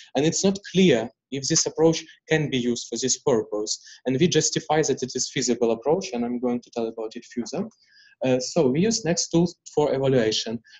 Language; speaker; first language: English; non-native, fluent; Ukrainian